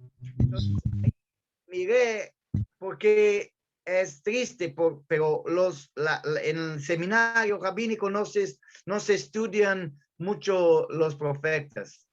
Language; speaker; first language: Spanish; non-native, learner; Portuguese